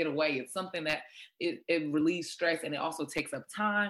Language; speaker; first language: English; non-native, local second language; Shona